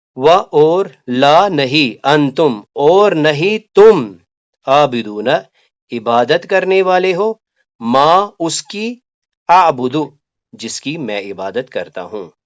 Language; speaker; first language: Urdu; native; Urdu